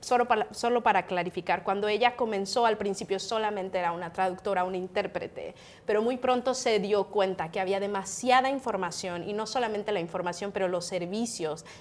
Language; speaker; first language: Spanish; native; Spanish